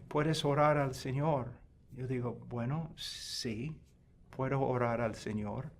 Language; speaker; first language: Spanish; non-native, fluent; English